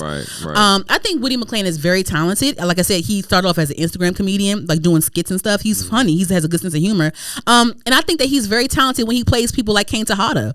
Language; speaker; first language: English; native; English